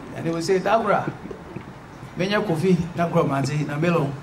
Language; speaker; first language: English; non-native, local second language; Akan